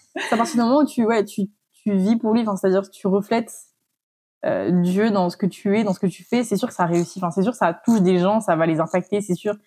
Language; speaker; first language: French; non-native, local second language; Malagasy